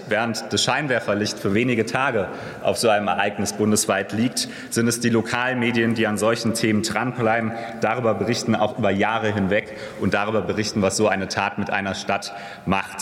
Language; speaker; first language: German; native; German